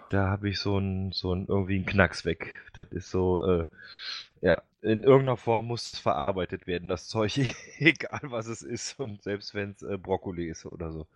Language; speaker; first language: German; native; German